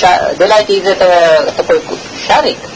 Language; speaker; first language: Russian; non-native, learner; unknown